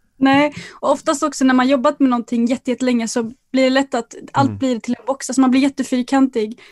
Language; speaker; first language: Swedish; early bilingual, other home language; Arabic